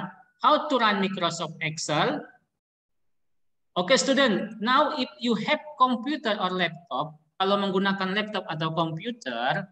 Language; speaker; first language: English; non-native, learner; Indonesian